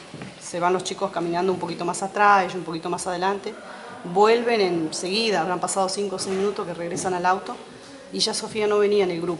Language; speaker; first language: Spanish; native; Spanish